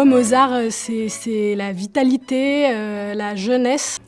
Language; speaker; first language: French; native; French